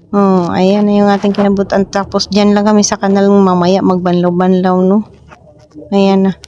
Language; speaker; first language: Filipino; native; Filipino